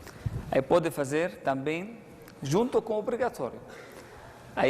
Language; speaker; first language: Portuguese; non-native, fluent; Arabic